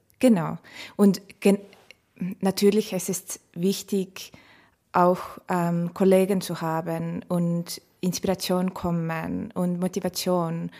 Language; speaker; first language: German; non-native, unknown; Estonian